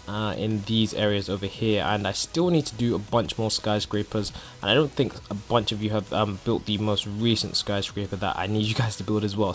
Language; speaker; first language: English; native; English